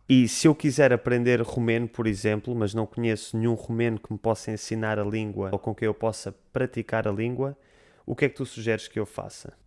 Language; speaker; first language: Portuguese; native; Portuguese